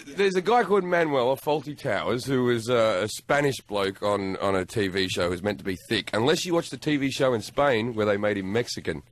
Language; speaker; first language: English; native; English